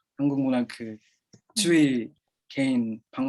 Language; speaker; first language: Korean; non-native, learner; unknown